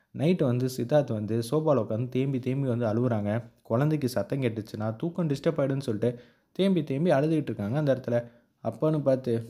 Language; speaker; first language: Tamil; native; Tamil